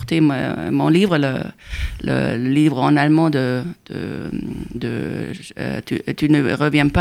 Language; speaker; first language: French; non-native, fluent; German